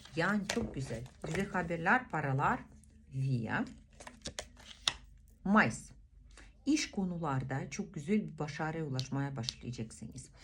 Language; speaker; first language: Turkish; non-native, fluent; Russian